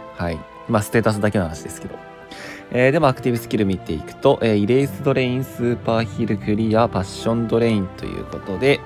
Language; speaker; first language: Japanese; native; Japanese